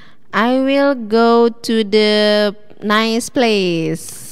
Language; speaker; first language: English; non-native, fluent; Indonesian